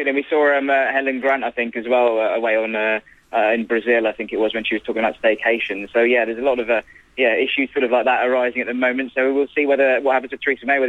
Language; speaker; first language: English; native; English